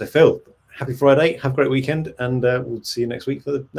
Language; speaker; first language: English; native; English